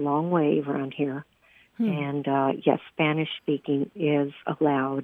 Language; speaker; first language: English; early bilingual, other home language; Spanish